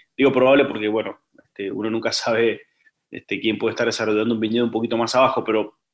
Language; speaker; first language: Spanish; native; Spanish